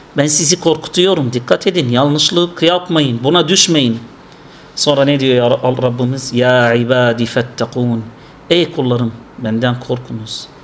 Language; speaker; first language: Turkish; non-native, fluent; Arabic